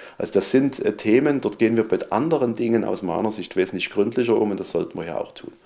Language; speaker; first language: German; native; German